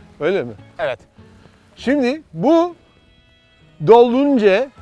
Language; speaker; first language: Turkish; non-native, learner; English